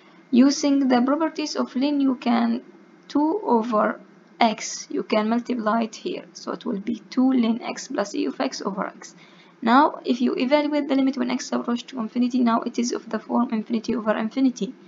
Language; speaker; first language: English; non-native, fluent; Arabic